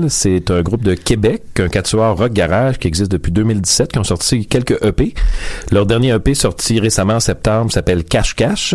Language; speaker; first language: French; native; French